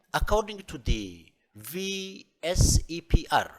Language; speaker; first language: English; non-native, local second language; Amharic